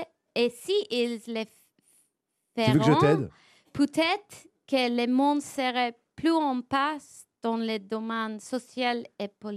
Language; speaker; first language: French; non-native, learner; English